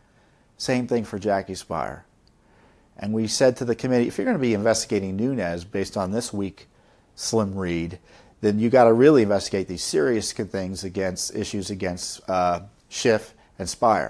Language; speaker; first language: English; native; English